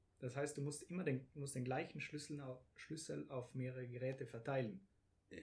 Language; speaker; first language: German; native; German